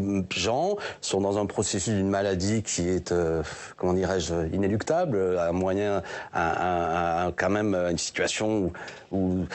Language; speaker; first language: French; native; French